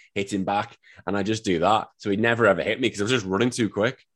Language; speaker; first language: English; native; English